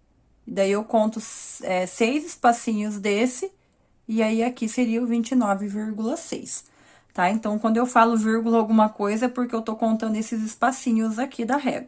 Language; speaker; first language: Portuguese; native; Portuguese